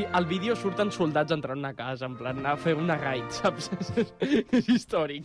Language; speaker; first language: Catalan; native; Catalan